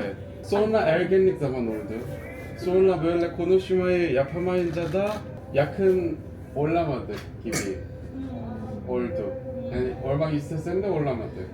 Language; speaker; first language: Turkish; non-native, fluent; Korean